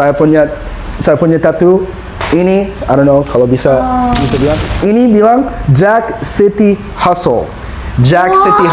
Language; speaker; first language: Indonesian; non-native, learner; English